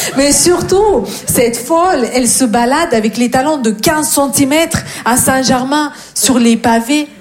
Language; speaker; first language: French; non-native, fluent; Russian